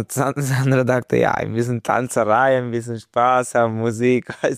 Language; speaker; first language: German; non-native, fluent; Hungarian